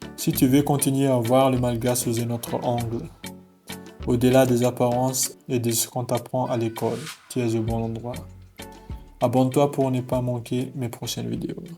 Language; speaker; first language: French; non-native, local second language; Malagasy